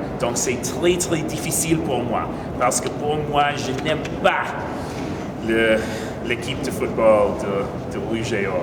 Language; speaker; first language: French; non-native, learner; English